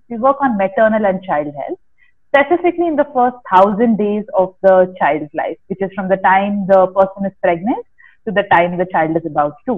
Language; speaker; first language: English; non-native, local second language; Kannada